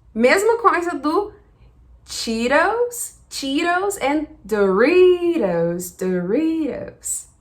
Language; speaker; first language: Portuguese; native; Portuguese